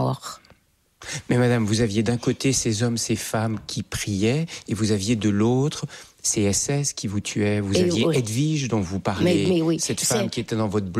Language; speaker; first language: French; native; French